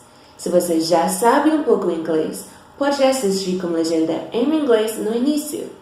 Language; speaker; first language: Portuguese; non-native, fluent; English